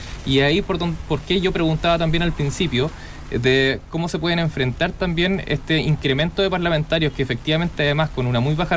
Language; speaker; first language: Spanish; native; Spanish